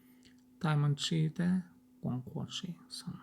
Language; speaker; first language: Chinese; non-native, learner; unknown